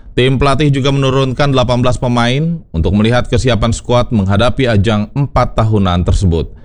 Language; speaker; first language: Indonesian; native; Indonesian